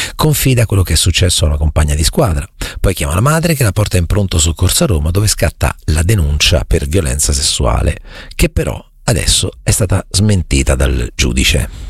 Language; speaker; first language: Italian; native; Italian